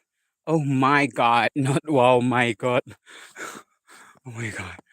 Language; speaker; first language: English; non-native, learner; Indonesian